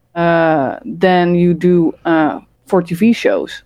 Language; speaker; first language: English; early bilingual, other home language; Dutch